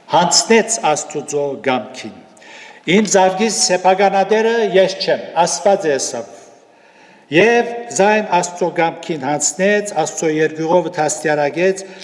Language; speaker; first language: Armenian; native; Armenian